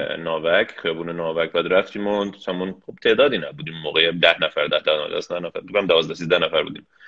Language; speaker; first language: Persian; early bilingual, heritage; Persian